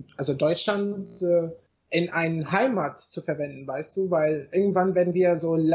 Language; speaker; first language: German; non-native, fluent; Arabic